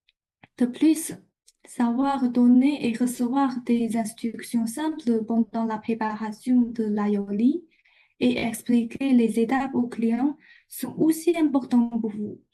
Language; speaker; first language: French; non-native, fluent; Chinese